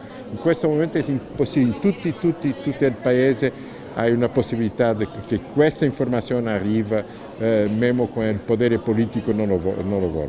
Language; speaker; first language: Italian; non-native, learner; Portuguese